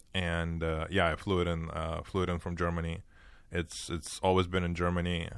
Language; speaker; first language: English; early bilingual, other home language; Ukrainian